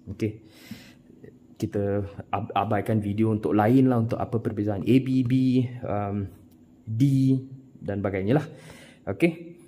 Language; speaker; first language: Malay; non-native, local second language; Tamil